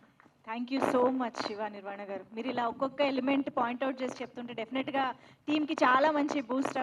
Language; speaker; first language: Telugu; native; Telugu